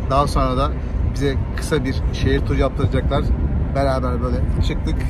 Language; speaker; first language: Turkish; early bilingual, heritage; Turkish